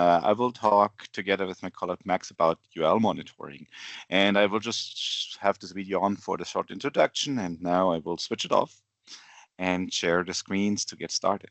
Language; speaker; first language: English; non-native, fluent; German